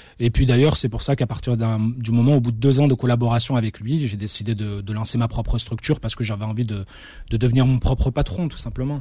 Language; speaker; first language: French; early bilingual, other home language; Arabic